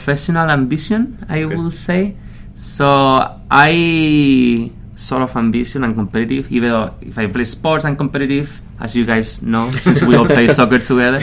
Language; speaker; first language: English; non-native, fluent; Spanish